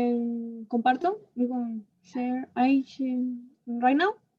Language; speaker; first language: English; non-native, learner; Spanish